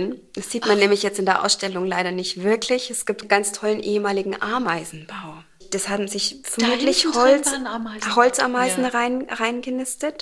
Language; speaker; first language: German; native; German